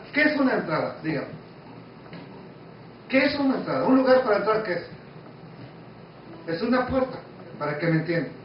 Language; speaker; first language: Spanish; native; Spanish